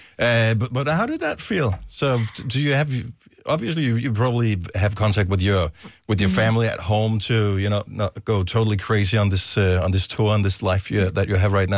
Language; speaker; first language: English; non-native, fluent; Danish